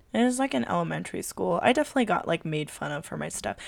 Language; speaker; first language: English; early bilingual, other home language; Filipino